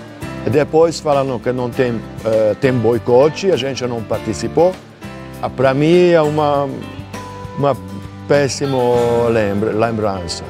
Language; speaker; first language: Portuguese; non-native, learner; Hungarian